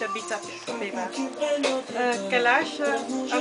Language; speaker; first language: French; non-native, learner; Dutch